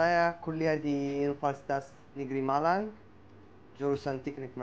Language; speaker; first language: Indonesian; non-native, fluent; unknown